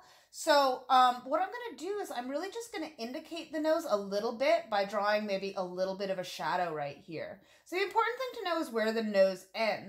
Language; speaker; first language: English; native; English